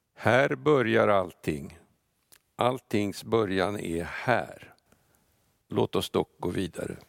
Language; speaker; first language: Swedish; non-native, fluent; Russian